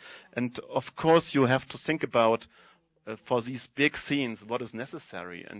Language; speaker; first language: English; non-native, fluent; German